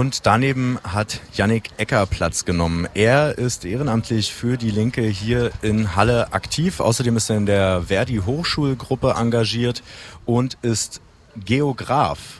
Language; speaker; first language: German; native; German